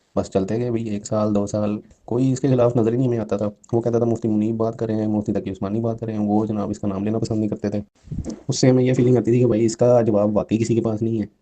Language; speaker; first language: Urdu; non-native, local second language; Punjabi